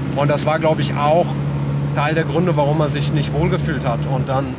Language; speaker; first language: German; non-native, local second language; Italian